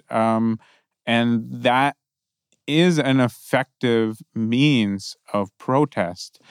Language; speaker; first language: English; native; English